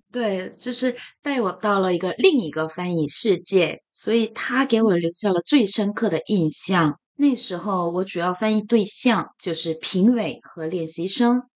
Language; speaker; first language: Chinese; non-native, fluent; Korean